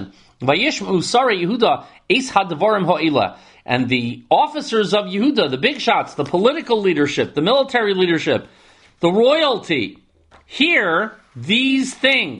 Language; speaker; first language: English; native; English